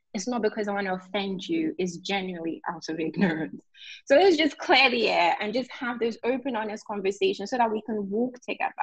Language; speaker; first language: English; non-native, local second language; Yoruba